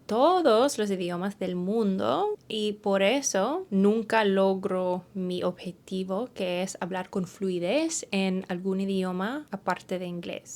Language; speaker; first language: Spanish; early bilingual, heritage; English